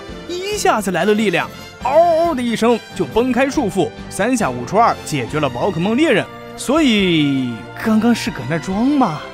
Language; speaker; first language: Chinese; native; Chinese